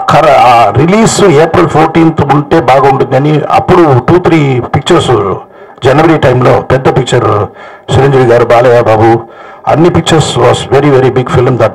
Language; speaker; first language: Telugu; non-native, fluent; Tamil